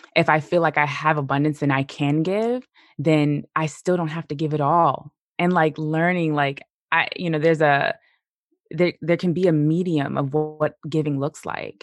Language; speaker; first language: English; native; English